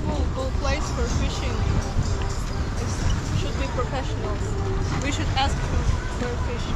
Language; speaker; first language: English; non-native, fluent; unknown